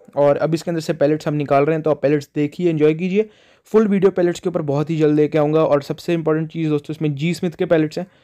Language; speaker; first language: Hindi; non-native, local second language; Punjabi